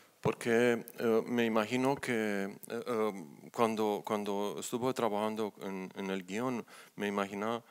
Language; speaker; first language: Spanish; non-native, learner; Romanian